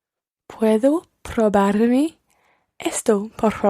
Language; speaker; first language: Spanish; non-native, learner; English